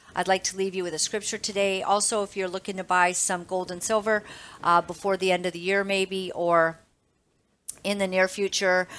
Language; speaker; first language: English; native; English